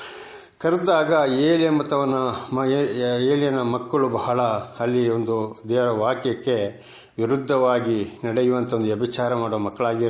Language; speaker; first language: Kannada; native; Kannada